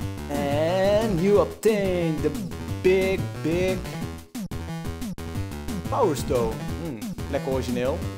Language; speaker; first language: English; non-native, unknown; Dutch